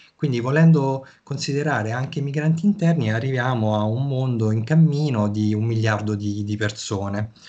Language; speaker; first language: Italian; native; Italian